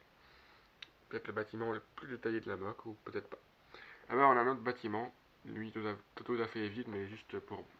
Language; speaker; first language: French; native; French